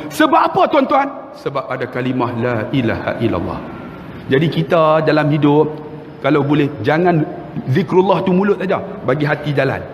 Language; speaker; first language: Malay; native; Malay